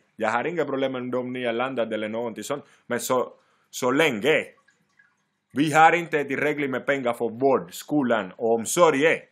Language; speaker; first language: Swedish; non-native, fluent; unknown